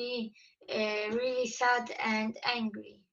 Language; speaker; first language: English; non-native, fluent; Polish